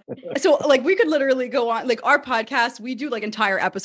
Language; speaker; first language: English; native; English